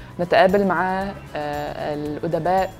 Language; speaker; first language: Arabic; non-native, fluent; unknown